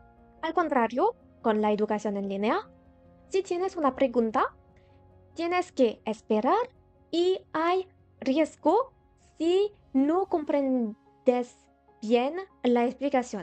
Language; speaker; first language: Spanish; non-native, learner; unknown